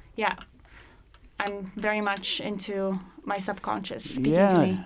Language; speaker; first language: English; non-native, fluent; Bulgarian